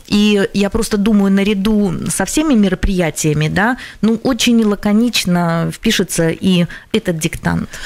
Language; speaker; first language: Russian; non-native, local second language; Latvian